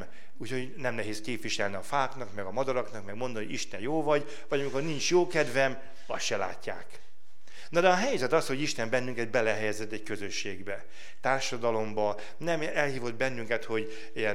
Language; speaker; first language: Hungarian; native; Hungarian